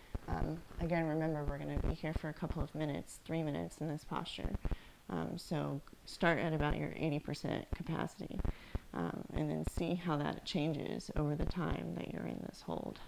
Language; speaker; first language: English; native; English